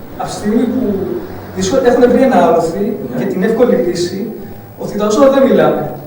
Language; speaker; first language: Greek; early bilingual, other home language; Arabic